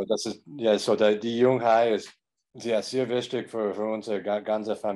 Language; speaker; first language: German; non-native, learner; English